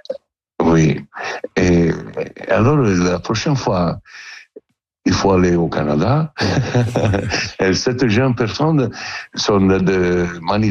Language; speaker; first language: French; non-native, learner; Italian